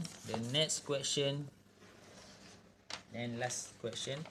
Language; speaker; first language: English; non-native, local second language; Malay